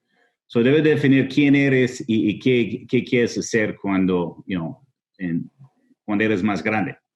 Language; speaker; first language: Spanish; non-native, fluent; English